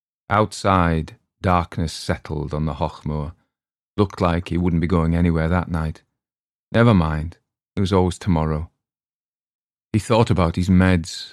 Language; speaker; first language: English; native; English